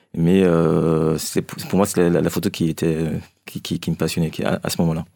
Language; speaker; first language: French; native; French